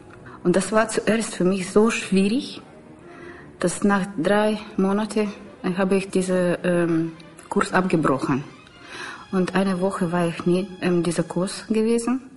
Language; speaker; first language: German; non-native, learner; Russian